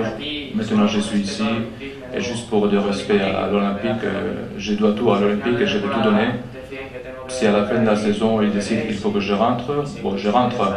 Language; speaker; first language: French; non-native, fluent; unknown